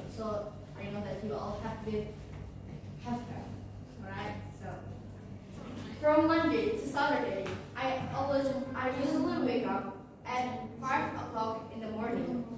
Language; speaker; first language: English; non-native, learner; Indonesian